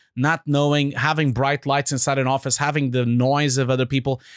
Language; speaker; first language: English; non-native, fluent; Portuguese